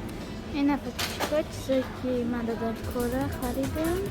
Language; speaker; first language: Persian; early bilingual, heritage; Tajik